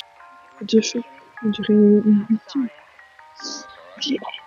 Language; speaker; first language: French; native; French